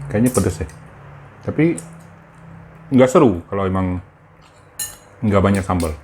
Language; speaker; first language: Indonesian; native; Indonesian